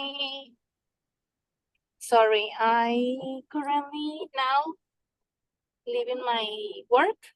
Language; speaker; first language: English; non-native, learner; Spanish